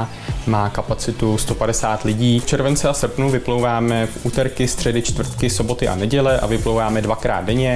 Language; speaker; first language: Czech; native; Czech